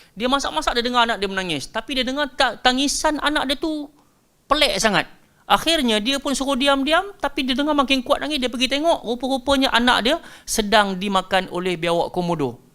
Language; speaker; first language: Malay; native; Malay